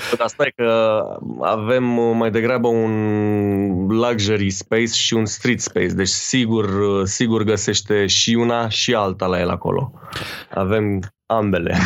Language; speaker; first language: Romanian; native; Romanian